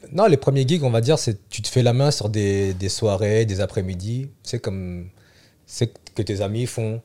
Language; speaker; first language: French; early bilingual, other home language; Vietnamese